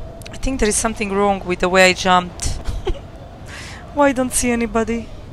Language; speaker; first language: English; non-native, fluent; Croatian